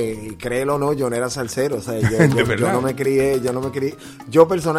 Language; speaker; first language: Spanish; early bilingual, heritage; Spanish